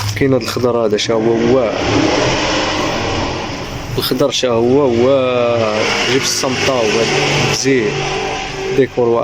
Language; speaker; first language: Arabic; native; Arabic